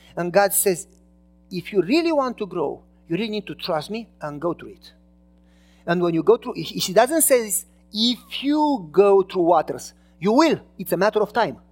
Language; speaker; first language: English; non-native, fluent; Romanian